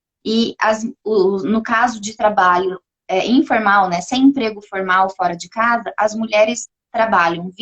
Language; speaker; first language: Portuguese; native; Portuguese